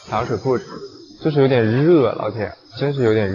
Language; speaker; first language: Chinese; native; Chinese